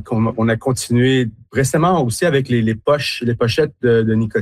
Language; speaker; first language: French; native; French